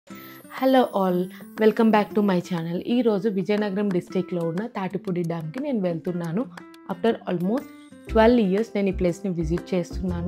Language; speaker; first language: Telugu; native; Telugu